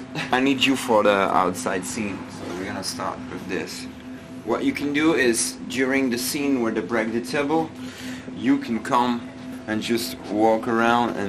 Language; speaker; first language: English; non-native, fluent; French